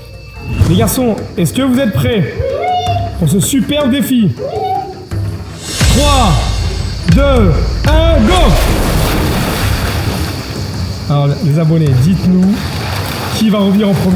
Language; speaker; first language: French; native; French